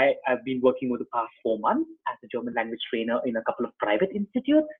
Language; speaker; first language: English; non-native, local second language; Tamil